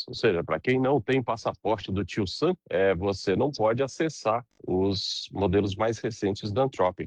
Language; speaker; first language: Portuguese; native; Portuguese